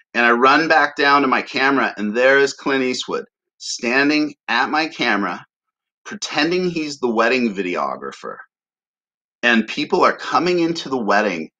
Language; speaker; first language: English; native; English